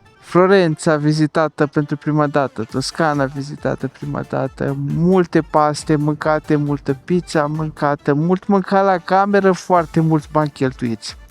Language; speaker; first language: Romanian; native; Romanian